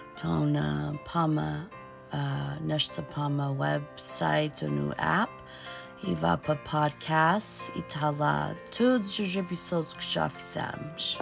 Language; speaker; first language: Portuguese; early bilingual, heritage; Portuguese